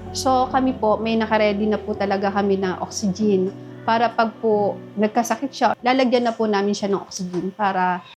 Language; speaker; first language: Filipino; native; Filipino